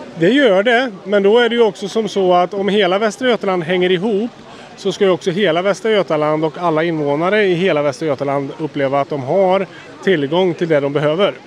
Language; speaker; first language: Swedish; native; Swedish